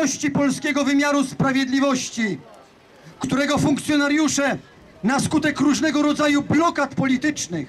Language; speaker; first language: Polish; native; Polish